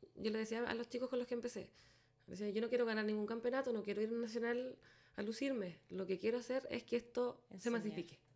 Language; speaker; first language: Spanish; native; Spanish